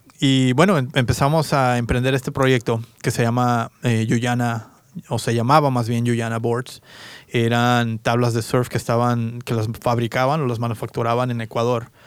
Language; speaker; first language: Spanish; native; Spanish